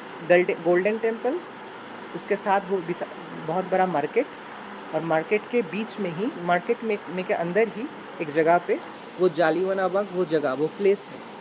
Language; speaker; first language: Hindi; non-native, local second language; Bangla